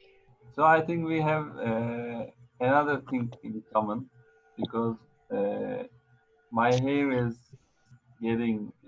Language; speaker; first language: English; non-native, fluent; Arabic